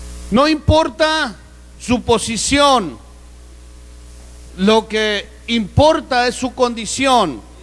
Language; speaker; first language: Spanish; native; Spanish